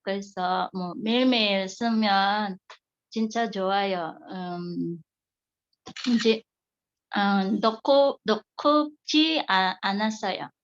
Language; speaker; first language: Korean; non-native, learner; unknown